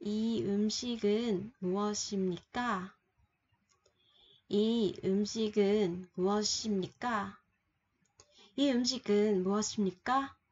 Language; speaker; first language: Korean; non-native, fluent; Vietnamese